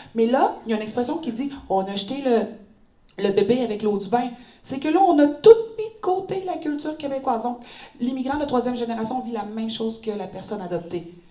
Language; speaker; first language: French; native; French